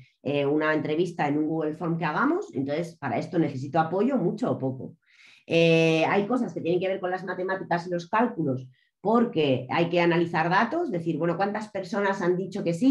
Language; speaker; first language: Spanish; native; Spanish